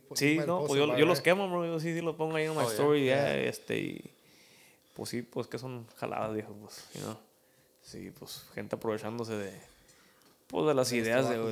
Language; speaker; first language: Spanish; early bilingual, heritage; Spanish